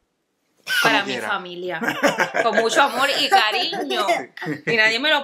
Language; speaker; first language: Spanish; native; Spanish